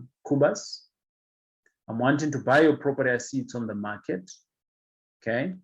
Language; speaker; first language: English; non-native, local second language; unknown